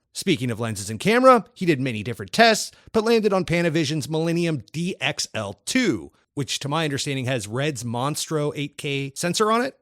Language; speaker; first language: English; native; English